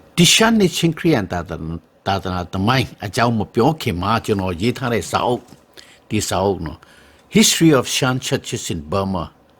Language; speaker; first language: Burmese; non-native, local second language; Shan